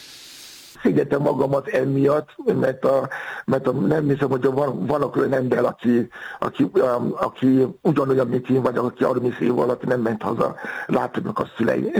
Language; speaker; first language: Hungarian; non-native, learner; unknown